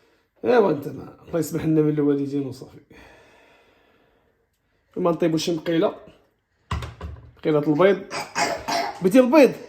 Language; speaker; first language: Arabic; native; Arabic